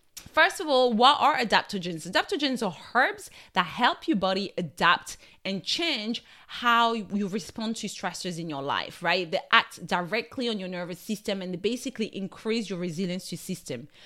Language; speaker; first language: English; non-native, fluent; French